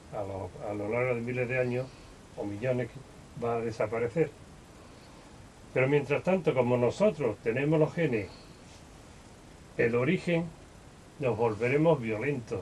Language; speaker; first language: Spanish; native; Spanish